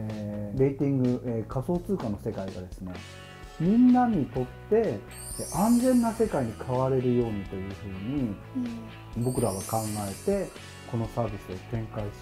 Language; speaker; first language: Japanese; native; Japanese